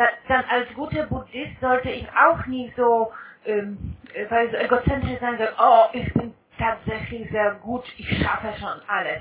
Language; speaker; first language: German; non-native, fluent; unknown